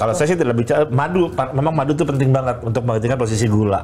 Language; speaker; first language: Indonesian; native; Indonesian